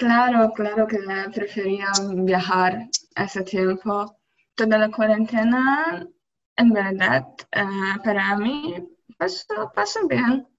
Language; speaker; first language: Spanish; non-native, learner; Polish